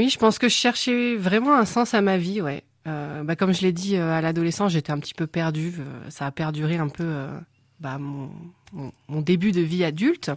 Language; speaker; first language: French; native; French